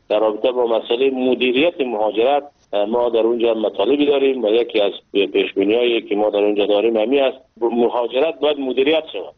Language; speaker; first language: Persian; native; Persian